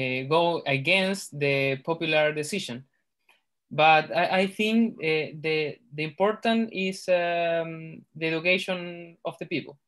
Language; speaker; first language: English; non-native, learner; Spanish